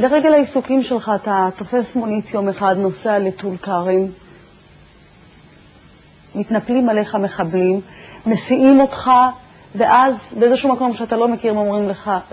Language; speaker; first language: Hebrew; native; Hebrew